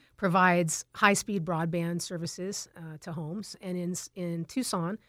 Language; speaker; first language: English; native; English